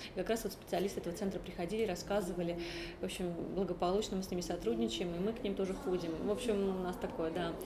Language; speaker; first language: Russian; native; Russian